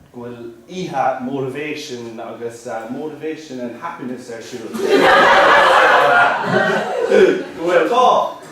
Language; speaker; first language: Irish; non-native, local second language; English